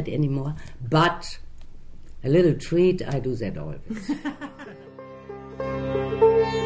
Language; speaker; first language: English; non-native, fluent; German